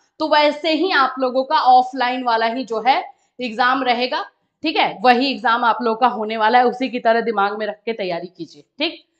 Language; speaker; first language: Hindi; native; Hindi